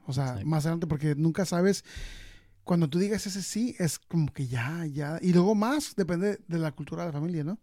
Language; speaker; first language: Spanish; early bilingual, heritage; Spanish